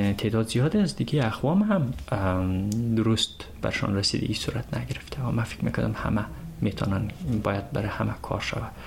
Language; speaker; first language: Persian; native; Persian